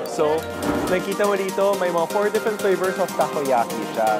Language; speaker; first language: Filipino; early bilingual, other home language; Min Nan Chinese